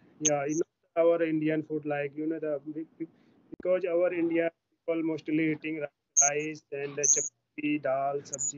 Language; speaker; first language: English; non-native, learner; Hindi